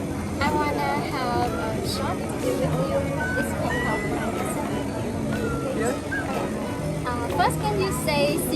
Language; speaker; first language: English; non-native, learner; Vietnamese